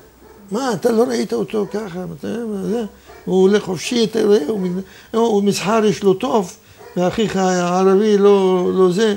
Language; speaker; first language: Hebrew; non-native, fluent; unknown